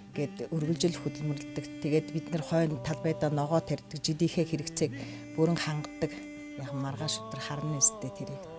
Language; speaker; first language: Mongolian; non-native, local second language; Buriat